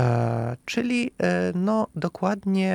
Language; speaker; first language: Polish; non-native, fluent; Russian